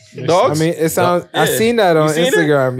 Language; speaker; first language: English; native; English